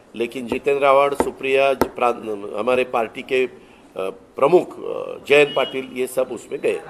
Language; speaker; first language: Hindi; non-native, local second language; Marathi